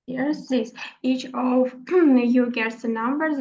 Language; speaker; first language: English; non-native, learner; Ukrainian